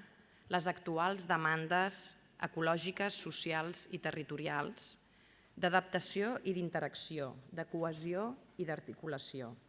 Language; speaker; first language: Catalan; native; Catalan